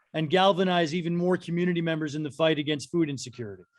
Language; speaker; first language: English; native; English